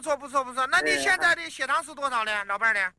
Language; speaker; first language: Chinese; native; Chinese